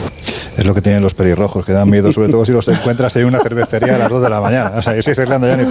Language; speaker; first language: Spanish; native; Spanish